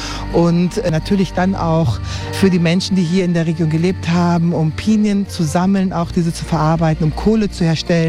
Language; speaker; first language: German; native; German